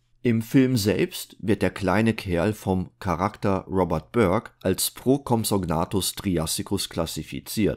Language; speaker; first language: German; native; German